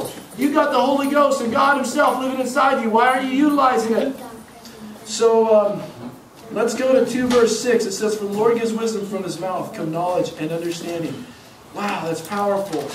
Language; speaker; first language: English; native; English